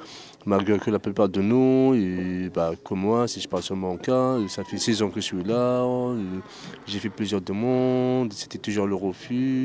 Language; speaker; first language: French; non-native, local second language; Arabic